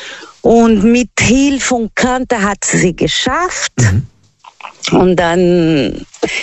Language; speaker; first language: German; non-native, fluent; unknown